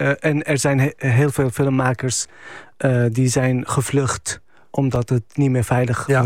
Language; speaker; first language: Dutch; non-native, fluent; Arabic